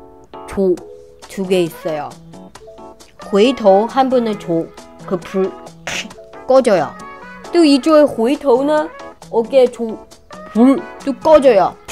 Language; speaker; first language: Korean; non-native, fluent; Chinese